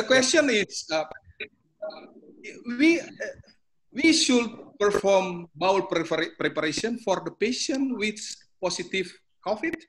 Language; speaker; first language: English; non-native, learner; Indonesian